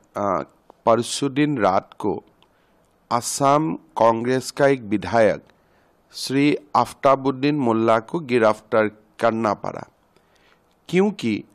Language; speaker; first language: Hindi; non-native, local second language; Assamese